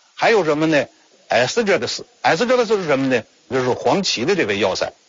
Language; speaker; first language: Chinese; native; Chinese